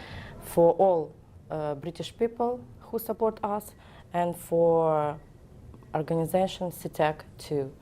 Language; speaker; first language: English; non-native, learner; Ukrainian